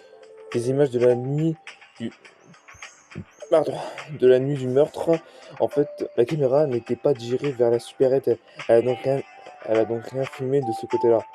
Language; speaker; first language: French; native; French